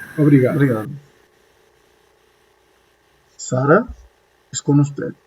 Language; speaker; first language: Spanish; non-native, fluent; Portuguese